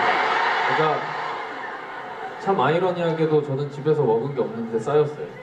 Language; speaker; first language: Korean; native; Korean